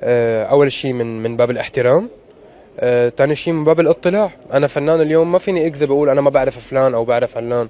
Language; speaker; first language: Arabic; native; Arabic